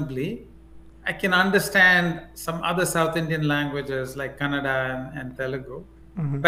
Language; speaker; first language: English; non-native, local second language; Tamil